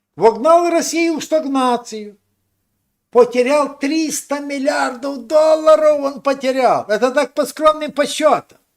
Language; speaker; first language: Russian; non-native, local second language; Ukrainian